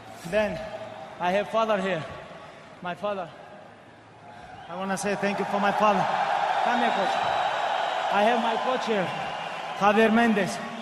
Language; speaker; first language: English; non-native, learner; Avaric